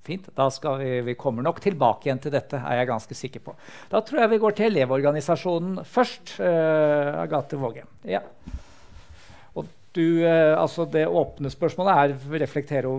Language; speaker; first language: Norwegian; native; Norwegian